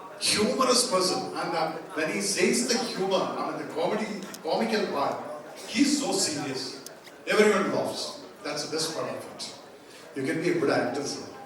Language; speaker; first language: English; non-native, local second language; Malayalam